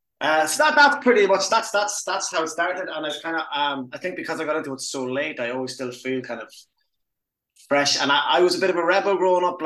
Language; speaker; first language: English; native; English